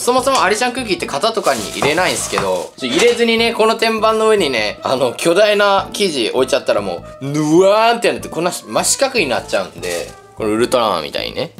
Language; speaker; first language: Japanese; native; Japanese